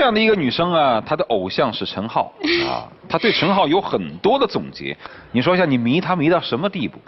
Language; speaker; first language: Chinese; native; Chinese